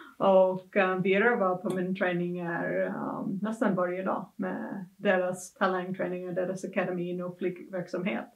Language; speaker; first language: Swedish; non-native, fluent; English